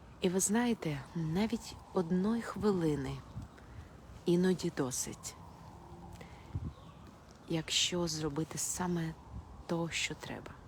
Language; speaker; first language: Ukrainian; non-native, local second language; Russian